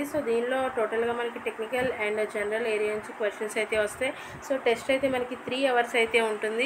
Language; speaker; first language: Telugu; native; Telugu